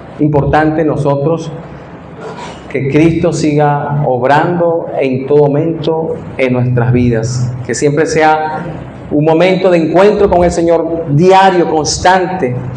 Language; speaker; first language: Spanish; native; Spanish